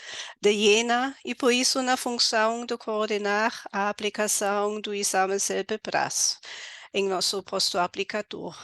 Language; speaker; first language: Portuguese; non-native, fluent; German